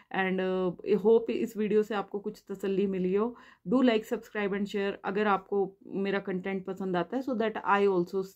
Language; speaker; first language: Hindi; native; Hindi